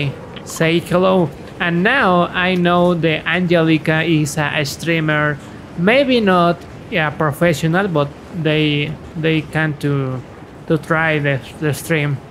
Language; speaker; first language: English; non-native, learner; Spanish